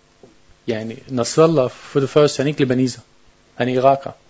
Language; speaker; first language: Danish; non-native, learner; Arabic